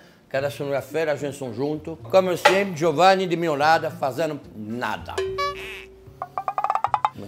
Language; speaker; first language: Portuguese; non-native, fluent; French